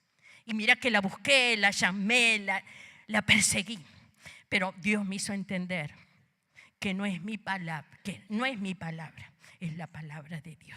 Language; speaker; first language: Spanish; native; Spanish